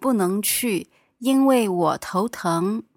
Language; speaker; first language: Chinese; non-native, learner; English